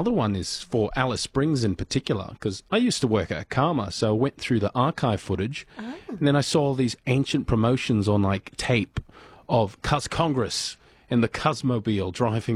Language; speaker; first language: English; native; English